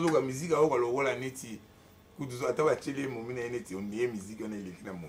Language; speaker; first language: French; non-native, local second language; Lingala